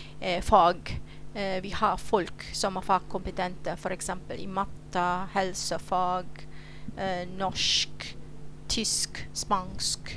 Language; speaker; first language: Norwegian; non-native, fluent; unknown